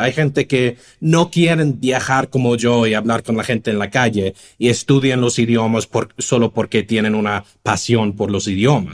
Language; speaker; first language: Spanish; non-native, fluent; English